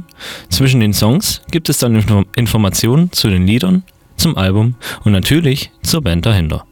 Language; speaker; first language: German; native; German